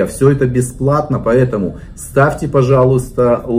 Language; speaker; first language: Russian; native; Russian